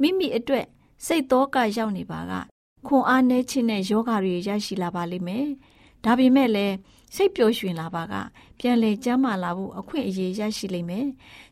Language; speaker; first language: Burmese; native; Burmese